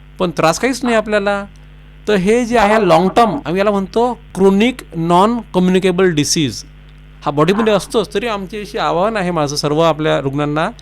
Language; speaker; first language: Marathi; native; Marathi